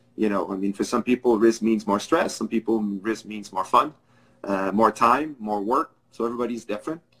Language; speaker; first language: English; non-native, fluent; French